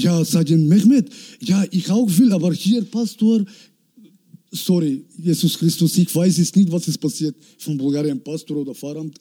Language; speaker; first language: German; non-native, learner; Turkish